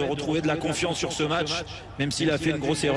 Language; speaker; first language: French; native; French